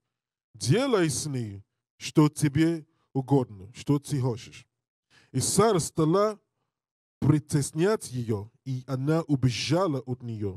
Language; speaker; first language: Russian; non-native, learner; English